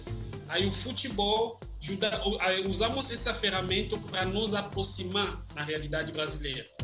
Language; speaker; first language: Portuguese; non-native, fluent; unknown